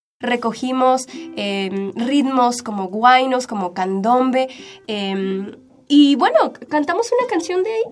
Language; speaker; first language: Spanish; early bilingual, heritage; Spanish